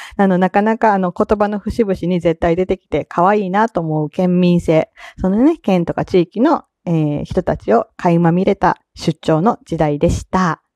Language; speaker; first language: Japanese; native; Japanese